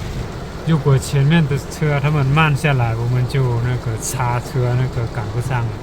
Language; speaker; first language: Chinese; non-native, fluent; Lao